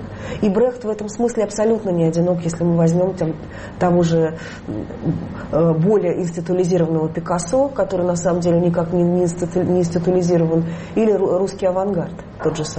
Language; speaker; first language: Russian; native; Russian